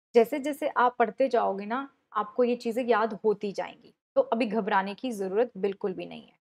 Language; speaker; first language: Hindi; native; Hindi